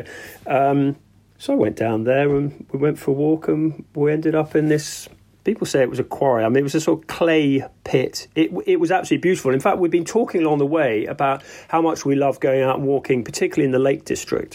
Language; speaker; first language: English; native; English